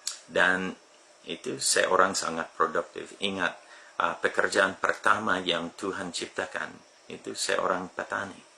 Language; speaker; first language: Indonesian; non-native, fluent; English